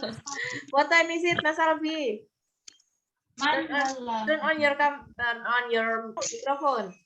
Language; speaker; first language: English; non-native, learner; Indonesian